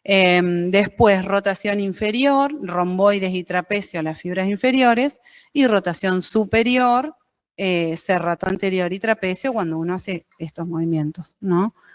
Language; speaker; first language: Spanish; native; Spanish